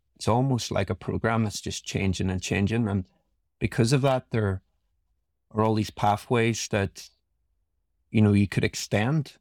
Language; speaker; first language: English; native; English